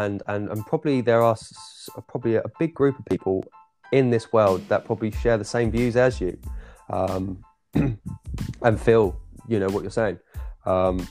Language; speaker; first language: English; native; English